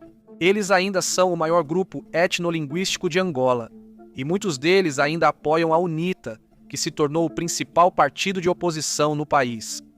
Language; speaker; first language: Portuguese; native; Portuguese